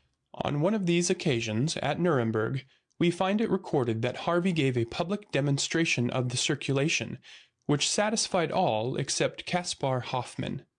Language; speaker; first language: English; native; English